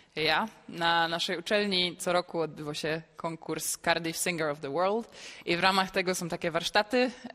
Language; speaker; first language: Polish; native; Polish